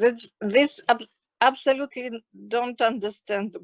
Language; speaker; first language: English; non-native, learner; Russian